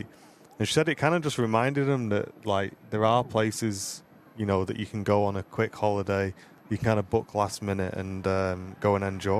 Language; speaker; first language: English; native; English